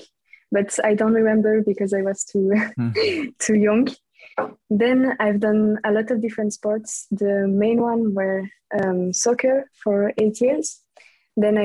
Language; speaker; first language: English; non-native, fluent; French